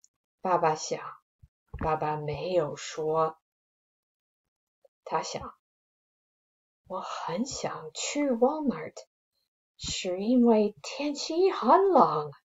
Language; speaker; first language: Chinese; non-native, fluent; English